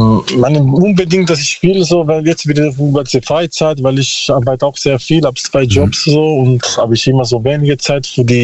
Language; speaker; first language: German; non-native, learner; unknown